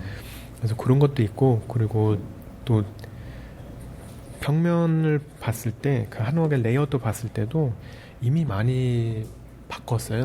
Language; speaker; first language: Korean; early bilingual, heritage; Korean